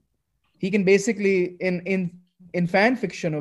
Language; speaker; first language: English; non-native, local second language; Urdu